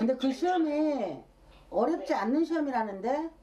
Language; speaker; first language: Korean; native; Korean